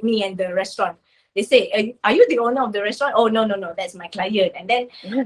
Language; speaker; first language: English; non-native, local second language; Malay